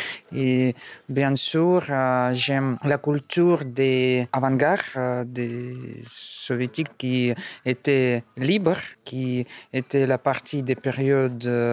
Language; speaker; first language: French; non-native, learner; Russian